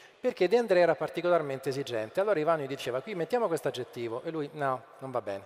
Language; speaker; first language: Italian; native; Italian